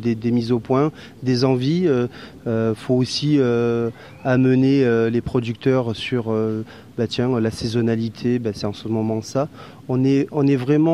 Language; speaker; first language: French; native; French